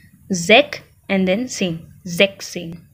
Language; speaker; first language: German; non-native, fluent; Hindi